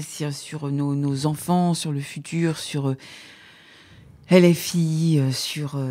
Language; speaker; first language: French; native; French